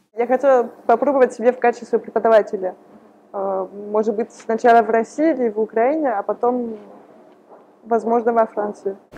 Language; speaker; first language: Russian; non-native, fluent; French